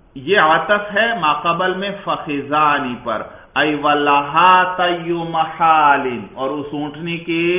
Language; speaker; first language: Urdu; native; Urdu